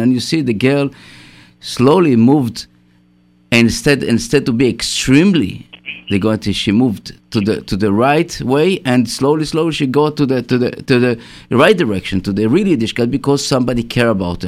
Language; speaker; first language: English; non-native, fluent; Hebrew